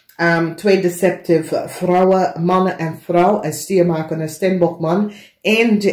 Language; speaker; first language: Dutch; non-native, learner; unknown